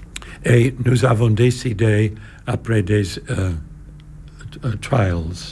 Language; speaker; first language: French; non-native, learner; English